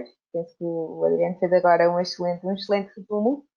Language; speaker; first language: Portuguese; native; Portuguese